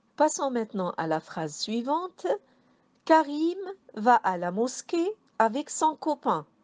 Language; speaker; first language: French; non-native, local second language; Arabic